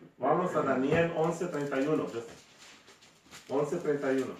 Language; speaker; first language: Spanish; early bilingual, heritage; Spanish